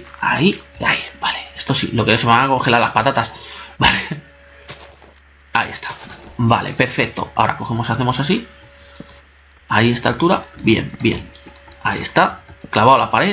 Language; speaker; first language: Spanish; native; Spanish